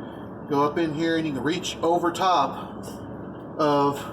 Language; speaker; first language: English; native; English